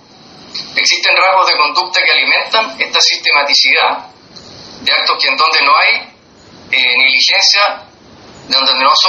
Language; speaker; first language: Spanish; native; Spanish